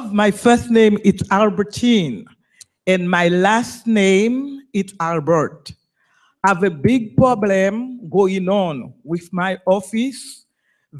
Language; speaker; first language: English; non-native, learner; Haitian Creole